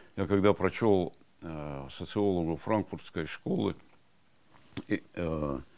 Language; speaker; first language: Russian; non-native, local second language; Avaric